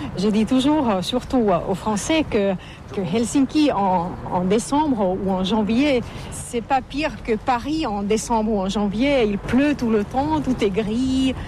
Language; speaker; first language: French; native; French